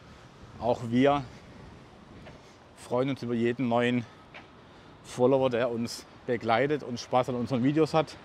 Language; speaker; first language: German; native; German